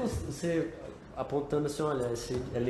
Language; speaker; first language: Portuguese; native; Portuguese